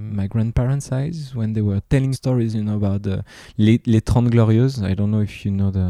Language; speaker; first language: English; non-native, fluent; French